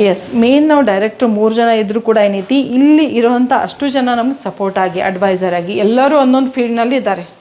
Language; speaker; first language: Kannada; native; Kannada